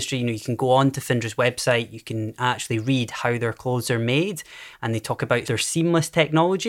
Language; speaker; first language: English; native; English